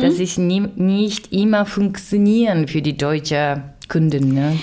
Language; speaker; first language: German; non-native, learner; Japanese